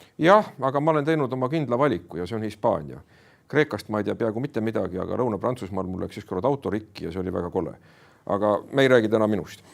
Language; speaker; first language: Estonian; native; Estonian